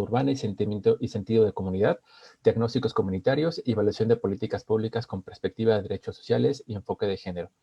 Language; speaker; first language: Spanish; native; Spanish